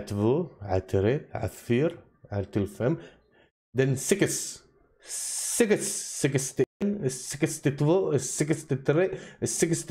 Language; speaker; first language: Swedish; native; Swedish